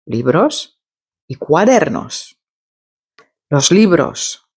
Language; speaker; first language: Spanish; non-native, fluent; Polish